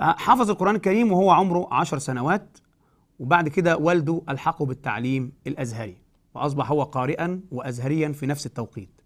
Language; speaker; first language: Arabic; native; Arabic